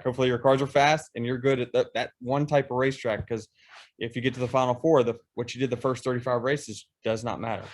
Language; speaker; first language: English; native; English